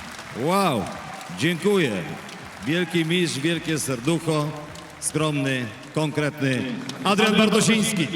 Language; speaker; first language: Polish; native; Polish